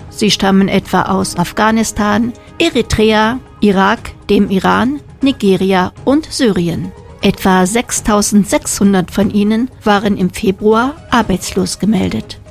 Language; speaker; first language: German; native; German